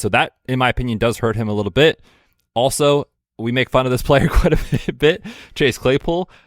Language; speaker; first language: English; native; English